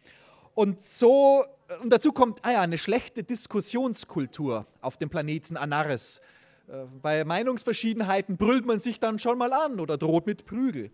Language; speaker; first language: German; native; German